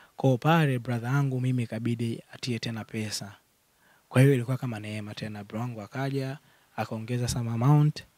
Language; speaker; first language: Swahili; native; Swahili